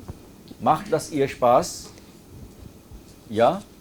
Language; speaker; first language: German; non-native, fluent; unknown